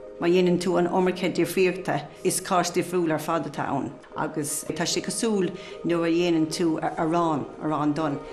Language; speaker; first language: Irish; non-native, local second language; English